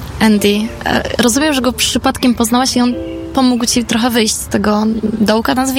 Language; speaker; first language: Polish; native; Polish